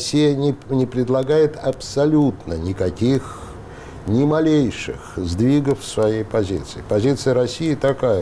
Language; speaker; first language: Russian; native; Russian